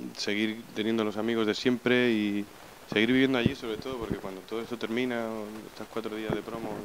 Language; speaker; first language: Spanish; native; Spanish